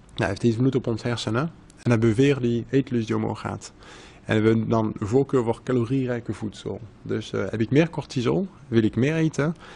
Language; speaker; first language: Dutch; non-native, fluent; French